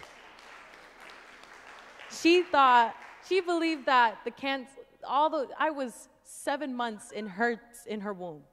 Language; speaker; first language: English; native; English